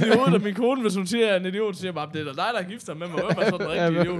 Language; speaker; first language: Danish; native; Danish